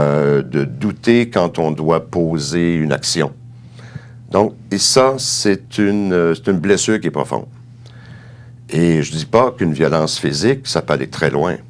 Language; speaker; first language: French; native; French